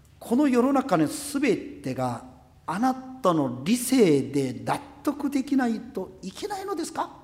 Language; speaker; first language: Japanese; non-native, fluent; Korean